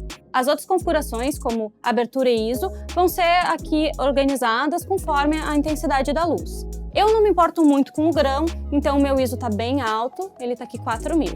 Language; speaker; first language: Portuguese; native; Portuguese